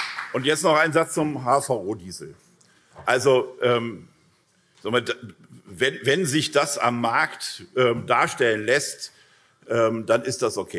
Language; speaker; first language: German; native; German